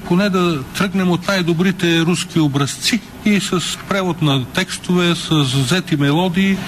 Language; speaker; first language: Bulgarian; native; Bulgarian